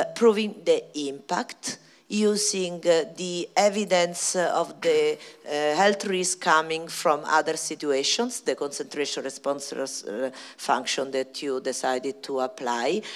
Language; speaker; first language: English; non-native, fluent; Italian